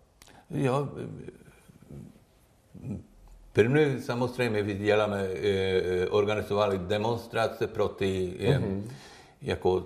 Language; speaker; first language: Czech; non-native, learner; Swedish